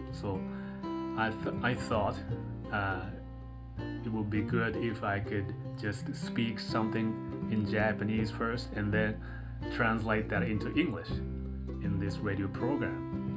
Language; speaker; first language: English; non-native, fluent; Japanese